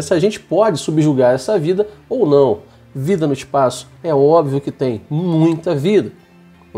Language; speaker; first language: Portuguese; native; Portuguese